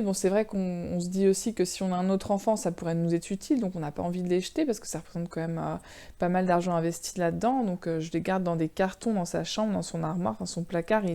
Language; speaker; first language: French; native; French